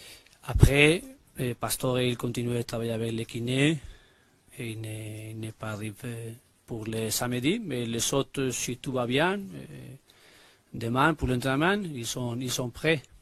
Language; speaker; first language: French; non-native, learner; Spanish